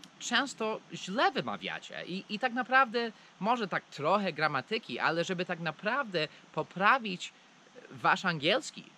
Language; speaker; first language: Polish; non-native, fluent; English